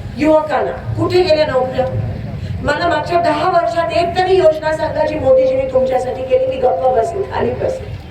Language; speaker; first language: Marathi; native; Marathi